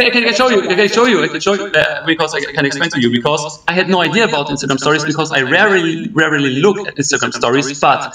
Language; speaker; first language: English; early bilingual, other home language; German